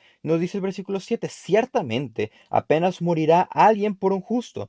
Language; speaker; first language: Spanish; native; Spanish